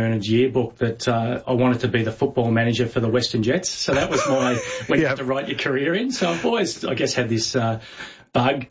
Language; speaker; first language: English; native; English